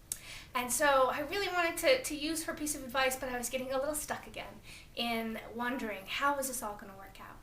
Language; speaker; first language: English; native; English